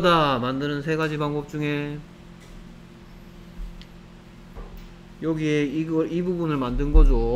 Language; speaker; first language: Korean; native; Korean